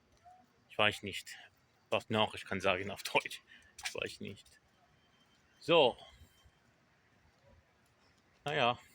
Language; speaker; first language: German; non-native, learner; Portuguese